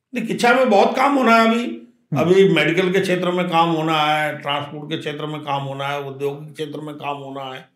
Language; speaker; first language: Hindi; native; Hindi